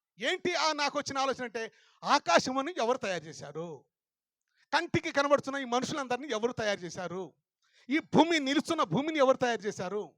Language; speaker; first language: Telugu; non-native, local second language; Lambadi